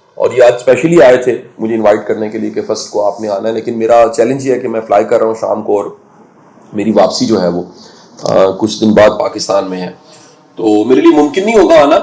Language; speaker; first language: Urdu; non-native, local second language; Punjabi